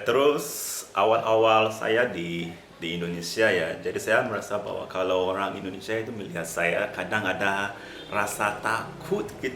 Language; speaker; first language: Indonesian; non-native, fluent; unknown